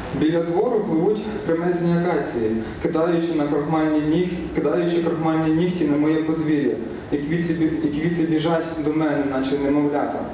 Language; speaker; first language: Ukrainian; native; Ukrainian